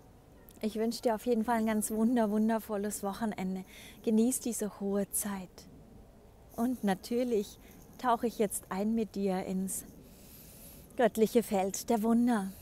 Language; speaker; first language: German; native; German